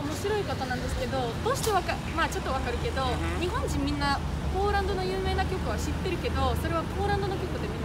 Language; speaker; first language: Japanese; non-native, learner; Polish